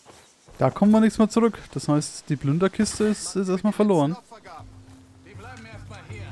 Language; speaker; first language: German; native; German